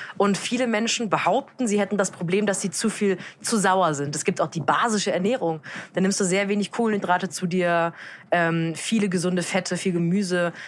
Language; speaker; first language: German; native; German